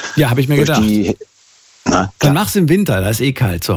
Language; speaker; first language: German; native; German